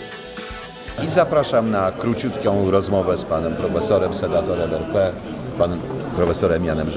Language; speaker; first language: Polish; native; Polish